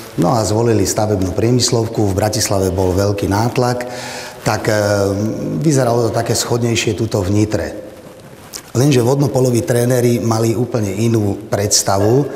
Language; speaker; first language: Slovak; native; Slovak